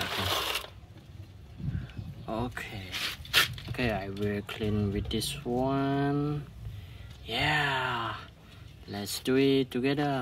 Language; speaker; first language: English; non-native, learner; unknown